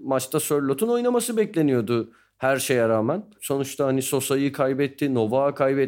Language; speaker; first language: Turkish; native; Turkish